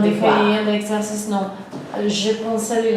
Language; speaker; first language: French; non-native, fluent; Portuguese